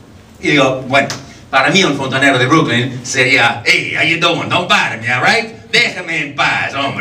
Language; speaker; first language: Spanish; non-native, fluent; English